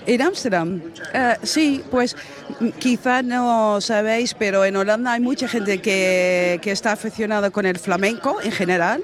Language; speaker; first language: Spanish; non-native, fluent; Dutch